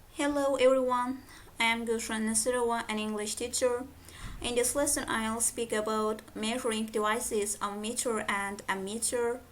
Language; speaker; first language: English; non-native, fluent; Azerbaijani